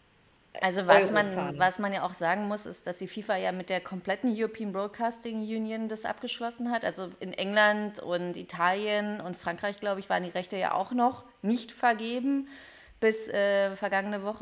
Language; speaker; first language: German; native; German